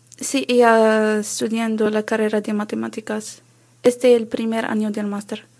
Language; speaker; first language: Spanish; non-native, learner; Arabic